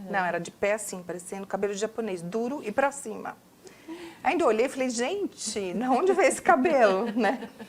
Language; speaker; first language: Portuguese; native; Portuguese